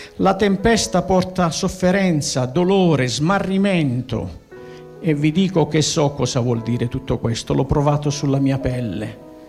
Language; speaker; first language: Italian; native; Italian